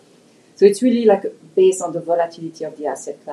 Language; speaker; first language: English; non-native, fluent; French